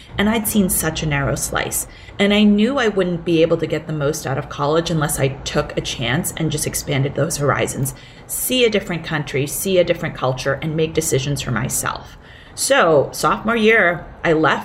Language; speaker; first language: English; early bilingual, other home language; Cantonese